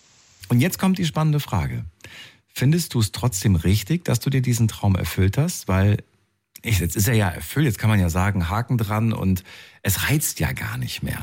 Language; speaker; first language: German; native; German